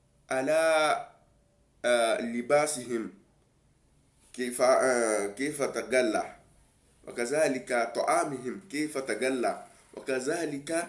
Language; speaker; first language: Arabic; non-native, learner; Yoruba